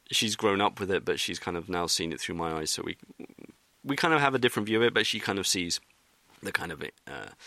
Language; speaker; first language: English; native; English